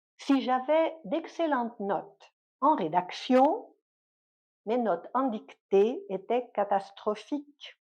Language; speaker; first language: French; native; French